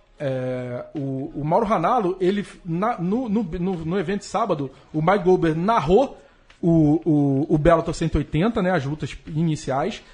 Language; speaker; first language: Portuguese; native; Portuguese